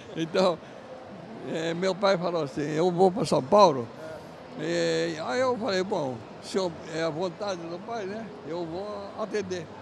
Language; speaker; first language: Portuguese; native; Portuguese